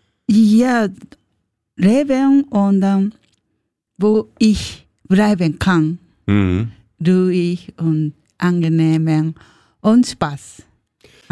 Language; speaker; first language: German; non-native, learner; Japanese